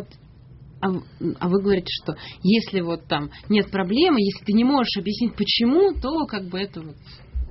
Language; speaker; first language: Russian; native; Russian